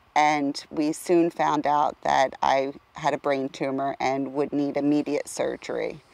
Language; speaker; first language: English; native; English